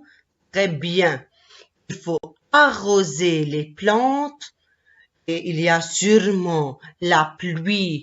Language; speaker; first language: French; non-native, local second language; Arabic